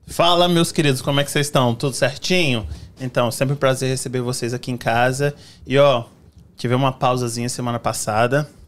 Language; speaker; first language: Portuguese; native; Portuguese